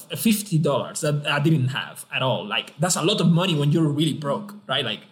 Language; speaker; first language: English; non-native, fluent; Spanish